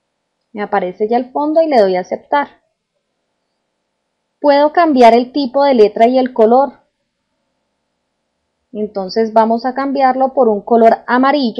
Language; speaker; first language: Spanish; native; Spanish